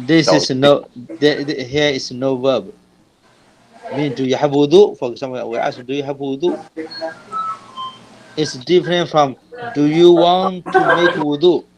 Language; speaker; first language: English; non-native, fluent; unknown